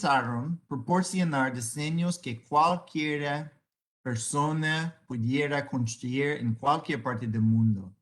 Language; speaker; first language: Spanish; non-native, fluent; English